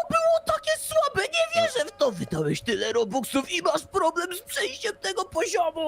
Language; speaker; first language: Polish; native; Polish